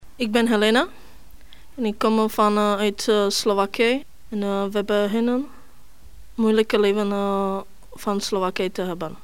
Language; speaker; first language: Dutch; non-native, learner; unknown